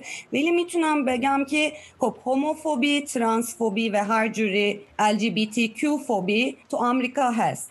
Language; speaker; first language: Persian; non-native, fluent; Turkish